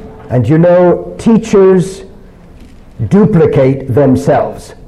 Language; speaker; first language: English; early bilingual, other home language; Chinese